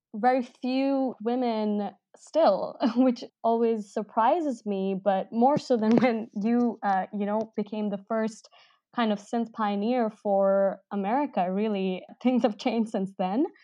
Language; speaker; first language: English; non-native, local second language; Hindi